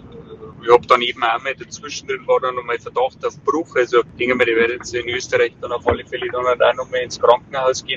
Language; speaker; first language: German; native; German